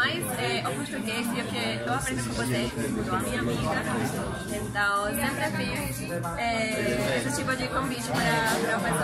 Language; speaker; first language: Portuguese; non-native, fluent; Spanish